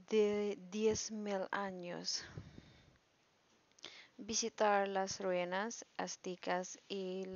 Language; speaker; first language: Spanish; non-native, learner; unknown